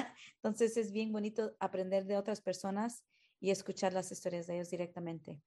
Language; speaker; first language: Spanish; early bilingual, heritage; Spanish